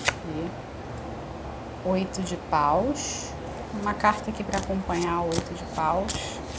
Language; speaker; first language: Portuguese; native; Portuguese